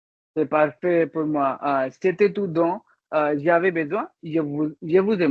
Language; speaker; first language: French; non-native, learner; Hindi